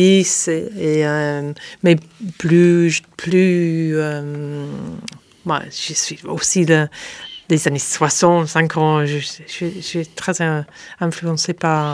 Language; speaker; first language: French; non-native, fluent; English